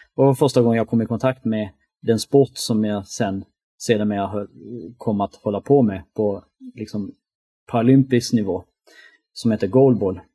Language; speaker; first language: Swedish; early bilingual, other home language; Albanian